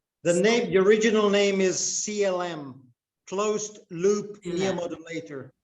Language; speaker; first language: English; non-native, fluent; Italian